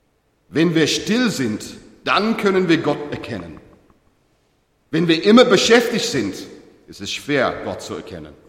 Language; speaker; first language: German; non-native, learner; English